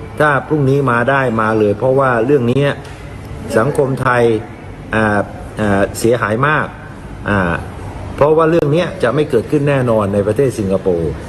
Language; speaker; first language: Thai; native; Thai